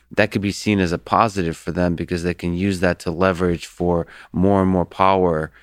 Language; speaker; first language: English; early bilingual, other home language; Russian